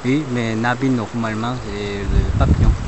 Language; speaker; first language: French; non-native, learner; Korean